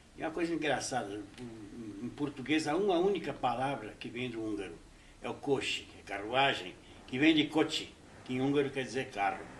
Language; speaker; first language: Portuguese; early bilingual, other home language; Hungarian